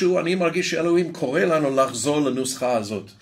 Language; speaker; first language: Hebrew; non-native, fluent; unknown